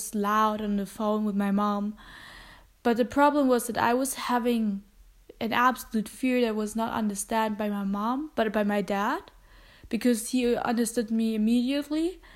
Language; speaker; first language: English; non-native, fluent; German